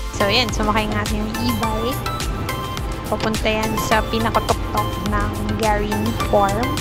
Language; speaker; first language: Filipino; native; Filipino